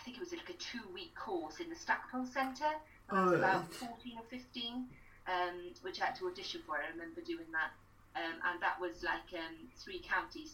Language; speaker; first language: English; native; English